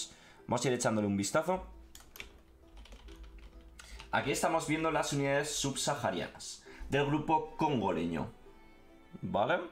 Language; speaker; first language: Spanish; native; Spanish